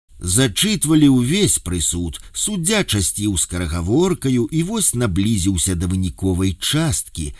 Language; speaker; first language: Belarusian; native; Belarusian